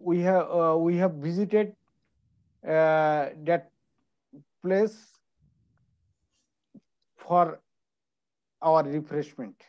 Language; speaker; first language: English; non-native, learner; Bangla